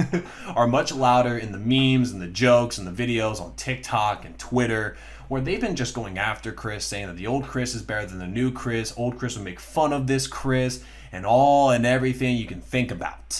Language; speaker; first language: English; native; English